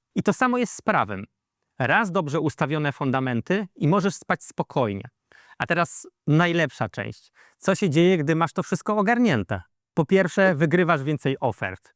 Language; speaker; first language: Polish; native; Polish